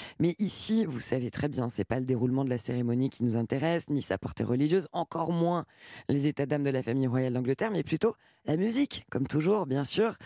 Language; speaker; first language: French; native; French